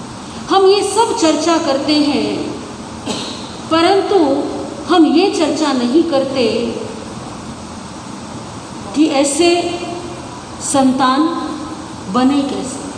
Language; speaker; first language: Hindi; native; Hindi